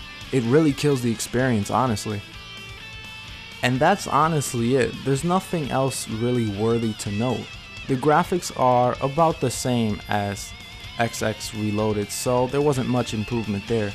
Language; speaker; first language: English; native; English